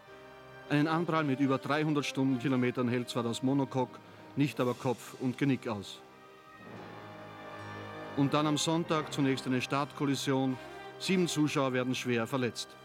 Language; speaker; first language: German; native; German